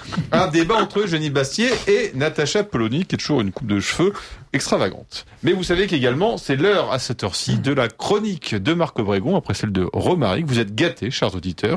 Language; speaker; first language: French; native; French